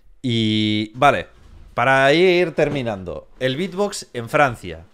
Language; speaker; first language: Spanish; native; Spanish